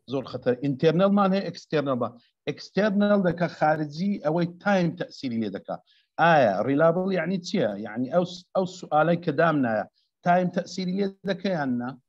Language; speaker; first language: Central Kurdish; native; Central Kurdish